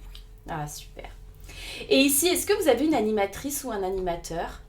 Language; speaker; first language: French; native; French